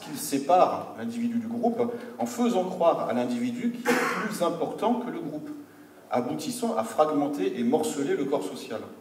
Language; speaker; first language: French; native; French